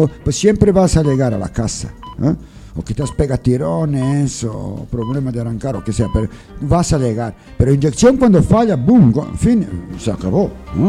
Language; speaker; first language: Spanish; non-native, learner; English